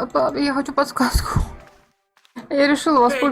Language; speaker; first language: Russian; native; Russian